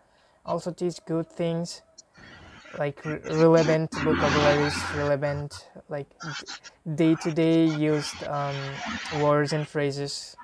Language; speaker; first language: English; non-native, fluent; Bangla